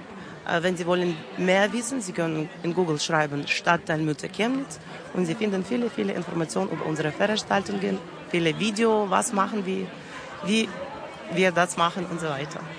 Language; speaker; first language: German; non-native, learner; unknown